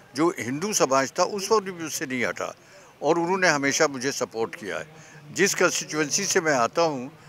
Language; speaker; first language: Hindi; native; Hindi